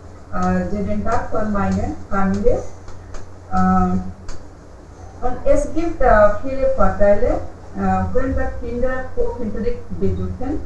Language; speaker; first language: German; non-native, learner; Hindi